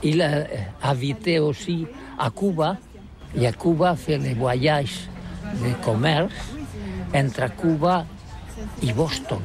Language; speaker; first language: French; non-native, learner; Catalan